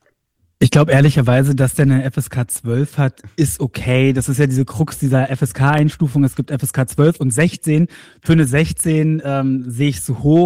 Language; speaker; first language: German; native; German